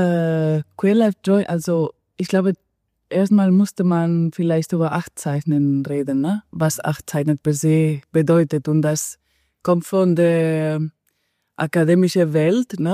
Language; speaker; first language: German; non-native, fluent; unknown